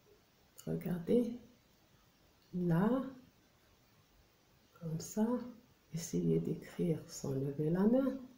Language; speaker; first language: French; non-native, local second language; Arabic